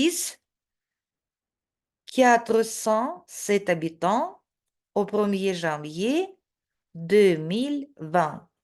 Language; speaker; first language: French; non-native, fluent; Russian